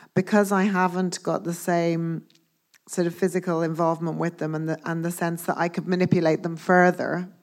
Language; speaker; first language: English; native; English